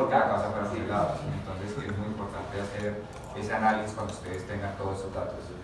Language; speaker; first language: Spanish; native; Spanish